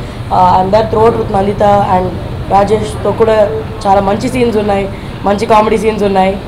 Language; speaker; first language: Telugu; non-native, fluent; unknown